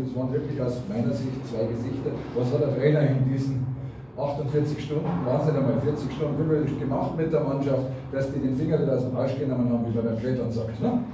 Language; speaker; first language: German; native; German